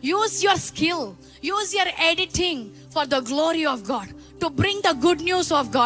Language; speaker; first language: English; non-native, local second language; Telugu